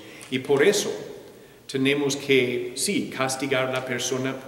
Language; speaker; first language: Spanish; non-native, fluent; English